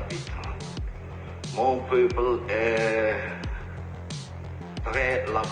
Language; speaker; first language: French; non-native, fluent; Javanese